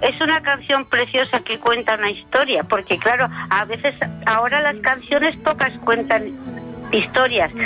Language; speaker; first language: Spanish; native; Spanish